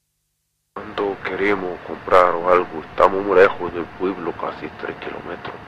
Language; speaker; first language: Spanish; non-native, fluent; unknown